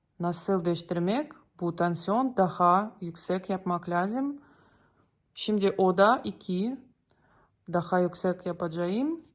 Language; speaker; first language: Turkish; non-native, learner; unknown